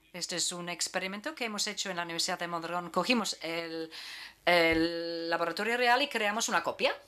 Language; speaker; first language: Spanish; native; Spanish